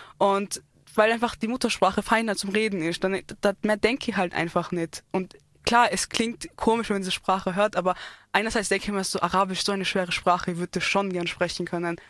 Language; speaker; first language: German; early bilingual, other home language; Turkish